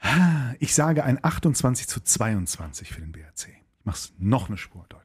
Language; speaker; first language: German; native; German